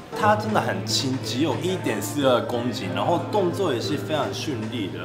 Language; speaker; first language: Chinese; non-native, fluent; Japanese